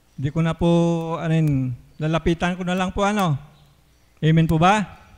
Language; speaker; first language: Filipino; native; Filipino